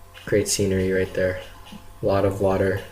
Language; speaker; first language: English; native; English